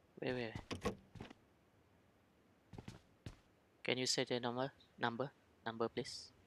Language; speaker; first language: English; non-native, learner; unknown